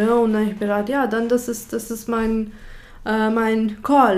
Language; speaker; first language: German; non-native, fluent; French